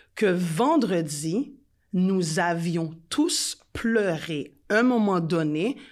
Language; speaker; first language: French; native; French